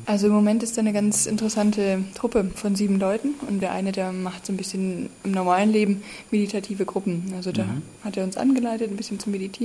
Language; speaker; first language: German; native; German